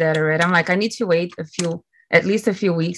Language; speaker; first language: English; non-native, fluent; Portuguese